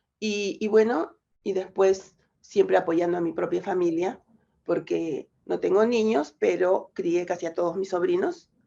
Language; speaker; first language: Spanish; native; Spanish